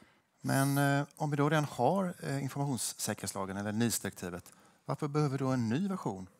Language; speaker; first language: Swedish; native; Swedish